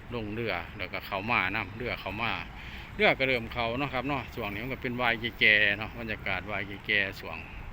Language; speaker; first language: Thai; non-native, local second language; Northeastern Thai